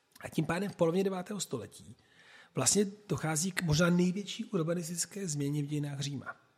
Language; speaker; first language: Czech; non-native, fluent; Italian